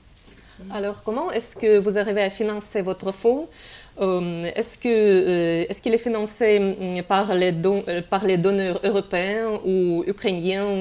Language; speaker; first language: French; non-native, fluent; Russian